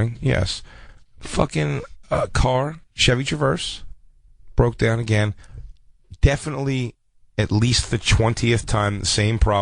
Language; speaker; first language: English; native; English